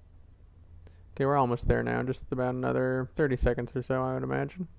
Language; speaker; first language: English; native; English